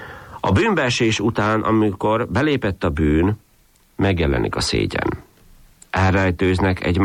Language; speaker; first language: Hungarian; native; Hungarian